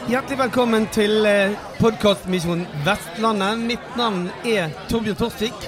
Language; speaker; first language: Norwegian; native; Norwegian